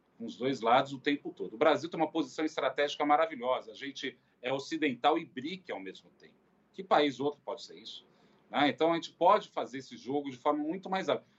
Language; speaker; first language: Portuguese; native; Portuguese